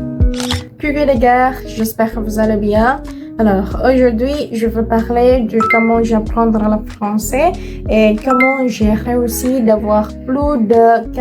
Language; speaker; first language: French; non-native, learner; Indonesian